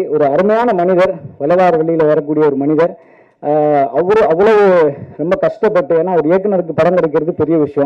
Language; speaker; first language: Tamil; native; Tamil